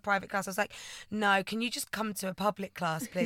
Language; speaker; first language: English; native; English